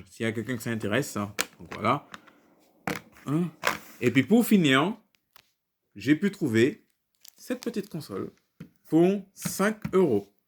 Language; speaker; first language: French; native; French